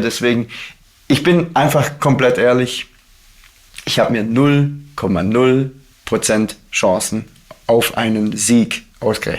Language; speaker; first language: German; native; German